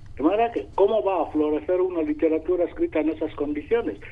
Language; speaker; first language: Spanish; non-native, local second language; Fang